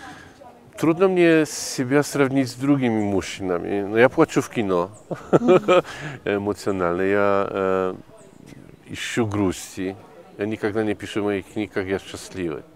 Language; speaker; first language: Russian; non-native, fluent; Polish